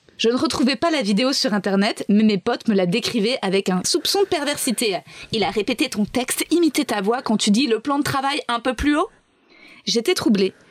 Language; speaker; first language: French; native; French